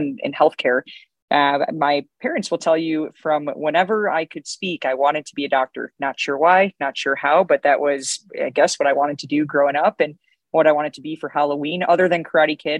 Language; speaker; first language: English; native; English